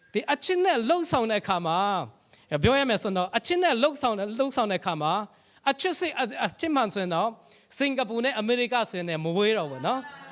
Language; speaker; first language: Burmese; non-native, local second language; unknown